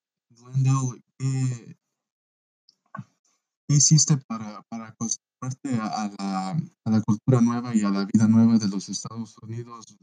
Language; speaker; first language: Spanish; early bilingual, heritage; Spanish